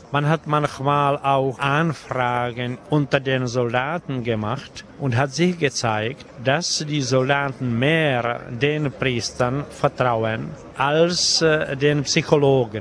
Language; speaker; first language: German; non-native, fluent; Czech